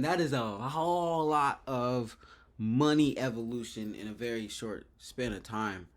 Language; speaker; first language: English; native; English